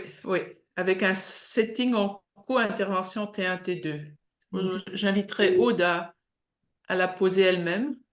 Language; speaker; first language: French; native; French